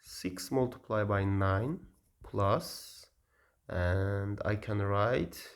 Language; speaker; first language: English; non-native, learner; Azerbaijani